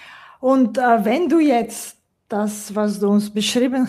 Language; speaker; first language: German; non-native, fluent; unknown